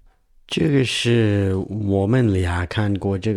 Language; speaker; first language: Chinese; non-native, learner; English